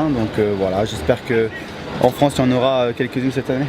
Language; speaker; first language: French; native; French